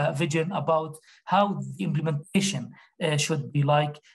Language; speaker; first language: English; non-native, fluent; Arabic